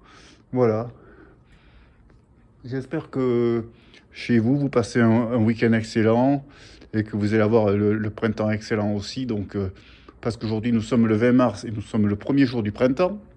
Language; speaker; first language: French; native; French